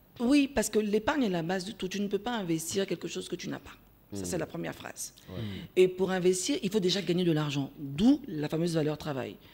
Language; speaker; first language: French; native; French